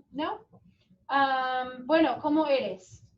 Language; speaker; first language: Spanish; non-native, fluent; English